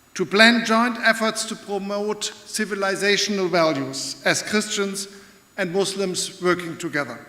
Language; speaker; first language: English; non-native, fluent; German